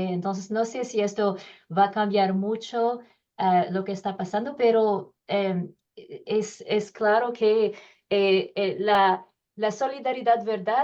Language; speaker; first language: Spanish; non-native, learner; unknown